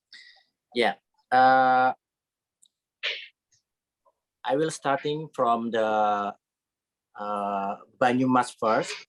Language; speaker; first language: English; non-native, learner; Indonesian